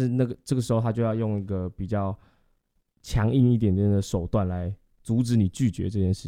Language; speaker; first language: Chinese; native; Chinese